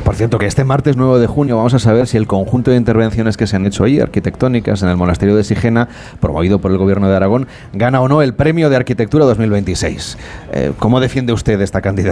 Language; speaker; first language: Spanish; native; Spanish